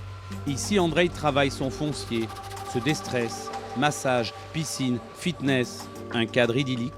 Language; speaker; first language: French; native; French